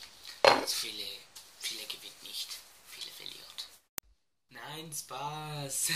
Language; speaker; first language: German; early bilingual, other home language; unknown